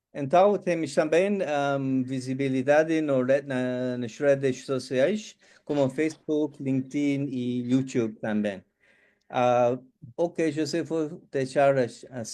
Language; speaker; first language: Portuguese; non-native, fluent; English